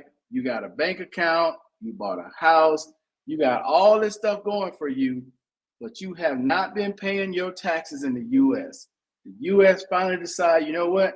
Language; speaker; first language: English; native; English